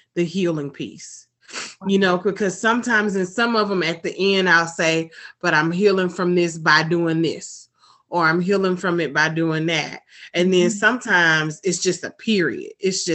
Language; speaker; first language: English; native; English